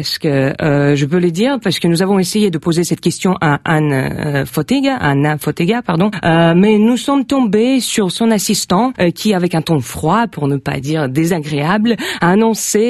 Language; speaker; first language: French; non-native, fluent; Russian